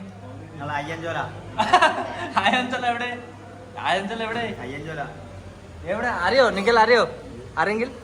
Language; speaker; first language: Malayalam; non-native, learner; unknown